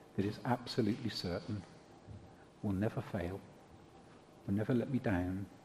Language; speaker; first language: English; native; English